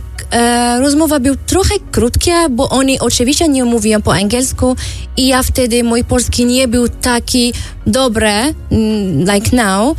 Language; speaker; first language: Polish; non-native, learner; Arabic